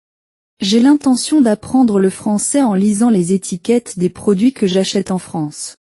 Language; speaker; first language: French; non-native, learner; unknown